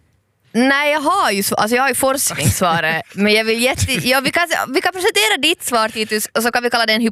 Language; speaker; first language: Swedish; native; Swedish